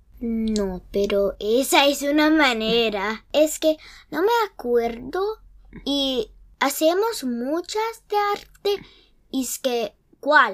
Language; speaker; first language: Spanish; early bilingual, heritage; English